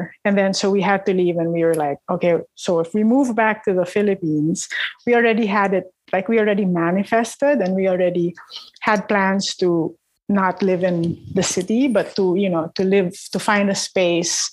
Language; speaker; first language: English; non-native, local second language; Filipino